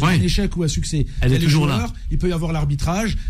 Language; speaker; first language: French; non-native, local second language; Arabic